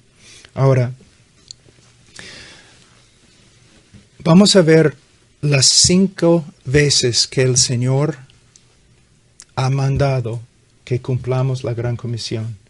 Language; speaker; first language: Spanish; non-native, fluent; English